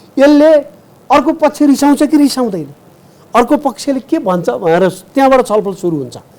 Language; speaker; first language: Nepali; native; Nepali